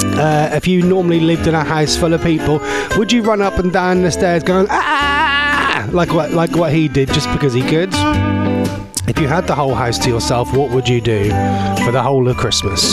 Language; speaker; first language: English; native; English